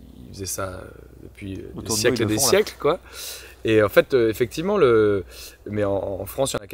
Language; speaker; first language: French; native; French